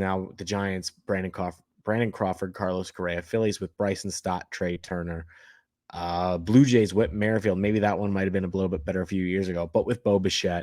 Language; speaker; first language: English; native; English